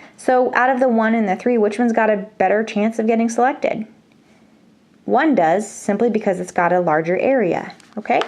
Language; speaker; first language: English; native; English